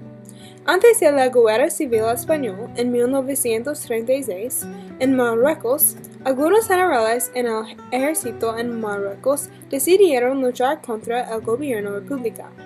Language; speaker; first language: Spanish; non-native, learner; English